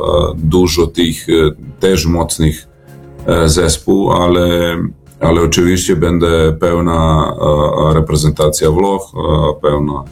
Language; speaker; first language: Polish; non-native, learner; Serbian